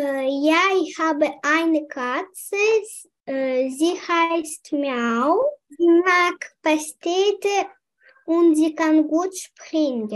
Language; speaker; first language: German; non-native, learner; French